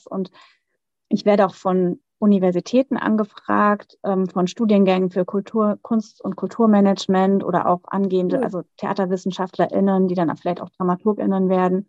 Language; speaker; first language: German; native; German